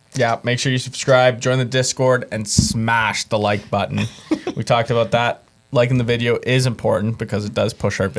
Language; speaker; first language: English; native; English